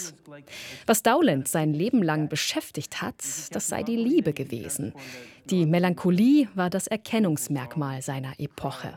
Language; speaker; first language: German; native; German